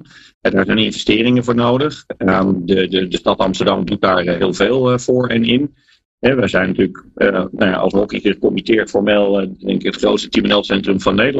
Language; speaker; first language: Dutch; native; Dutch